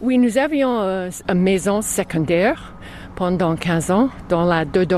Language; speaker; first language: French; non-native, fluent; English